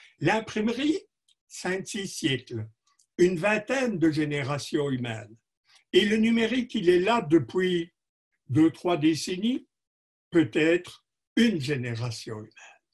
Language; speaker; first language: French; native; French